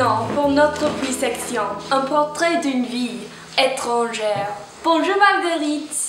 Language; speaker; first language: French; non-native, learner; English